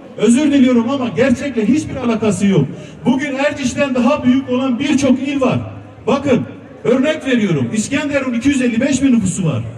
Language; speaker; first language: Turkish; non-native, local second language; Kurdish